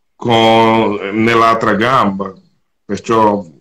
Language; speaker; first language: Italian; non-native, fluent; Portuguese